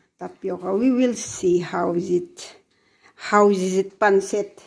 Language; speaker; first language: English; non-native, local second language; Filipino